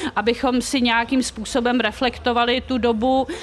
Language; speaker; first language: Czech; native; Czech